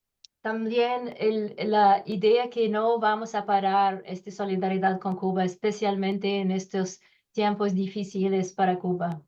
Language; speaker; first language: Spanish; non-native, learner; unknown